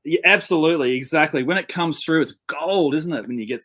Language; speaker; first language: English; native; English